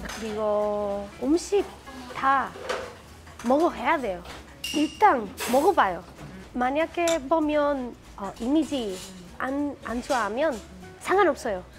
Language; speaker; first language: Korean; non-native, learner; Spanish